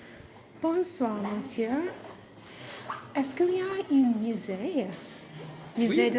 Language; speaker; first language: French; non-native, learner; English